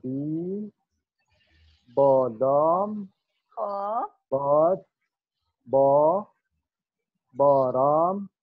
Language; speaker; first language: Persian; non-native, learner; Indonesian